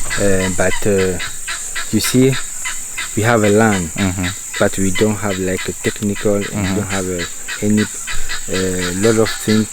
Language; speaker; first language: English; non-native, learner; Sango